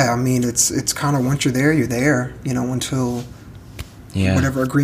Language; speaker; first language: English; native; English